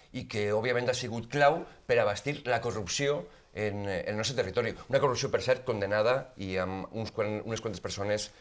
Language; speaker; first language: Catalan; native; Catalan